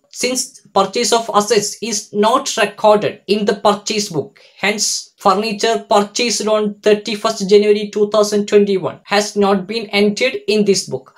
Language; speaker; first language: English; non-native, local second language; Malayalam